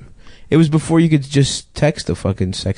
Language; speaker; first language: English; native; English